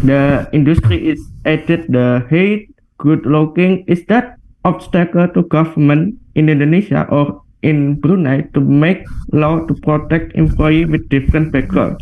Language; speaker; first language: English; non-native, learner; Indonesian